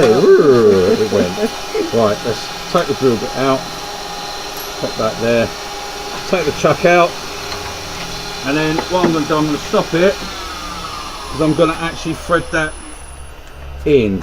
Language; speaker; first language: English; native; English